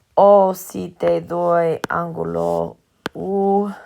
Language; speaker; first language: Spanish; non-native, fluent; English